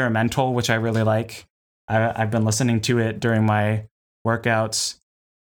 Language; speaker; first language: English; native; English